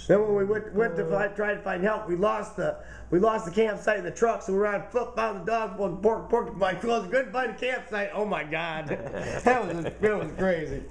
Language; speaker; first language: English; native; English